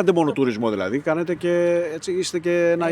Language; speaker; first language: Greek; native; Greek